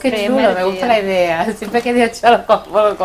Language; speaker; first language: Spanish; native; Spanish